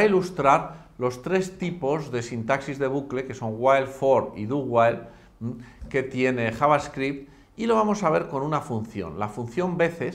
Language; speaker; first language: Spanish; native; Spanish